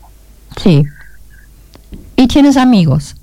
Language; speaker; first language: Spanish; non-native, learner; German